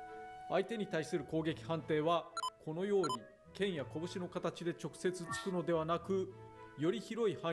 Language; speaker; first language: Japanese; native; Japanese